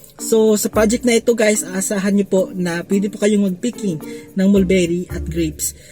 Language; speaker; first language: Filipino; non-native, local second language; Cebuano